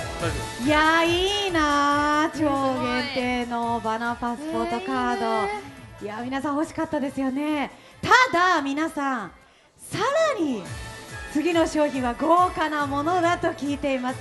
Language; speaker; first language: Japanese; native; Japanese